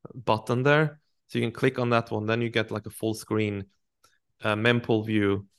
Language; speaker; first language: English; non-native, fluent; Swedish